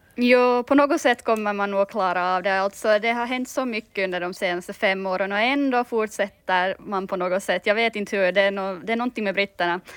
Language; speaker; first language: Swedish; native; Swedish